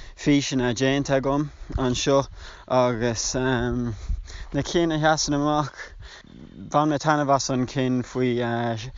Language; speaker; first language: Irish; non-native, local second language; English